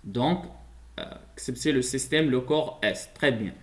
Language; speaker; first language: French; non-native, local second language; Arabic